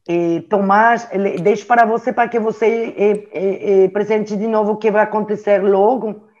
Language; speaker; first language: Portuguese; non-native, learner; French